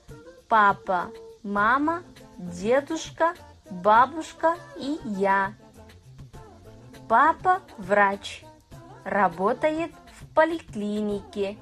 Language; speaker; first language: Russian; non-native, fluent; Kazakh